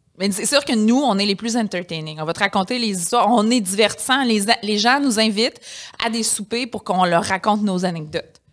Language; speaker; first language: French; native; French